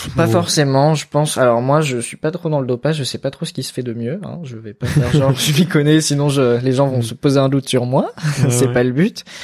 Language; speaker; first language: French; native; French